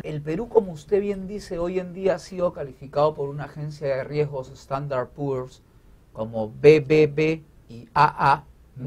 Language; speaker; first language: Spanish; native; Spanish